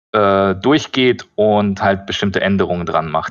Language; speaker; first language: German; early bilingual, other home language; Russian